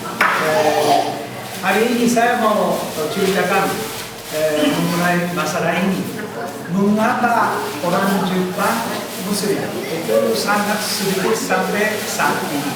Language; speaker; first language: Indonesian; non-native, fluent; Japanese